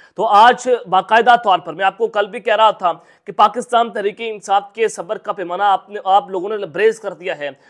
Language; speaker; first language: Urdu; non-native, local second language; Punjabi